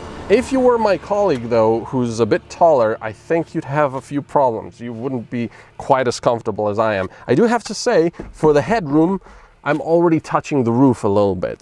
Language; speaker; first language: English; non-native, fluent; Slovenian